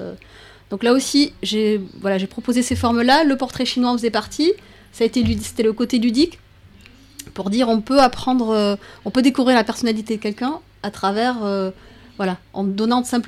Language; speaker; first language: French; native; French